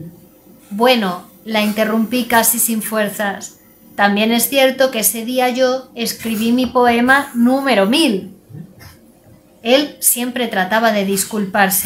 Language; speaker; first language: Spanish; native; Spanish